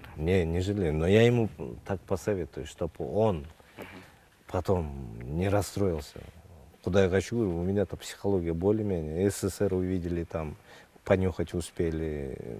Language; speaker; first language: Russian; non-native, local second language; Kyrgyz